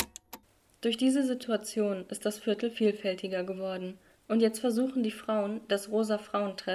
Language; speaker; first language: German; native; German